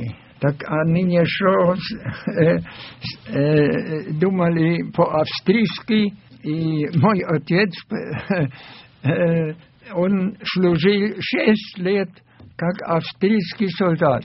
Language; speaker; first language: Russian; non-native, fluent; German